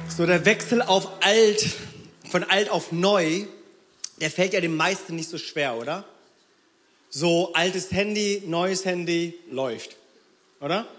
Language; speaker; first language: German; early bilingual, other home language; Korean